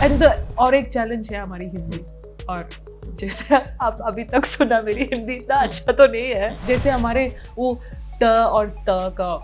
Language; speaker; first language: Hindi; non-native, local second language; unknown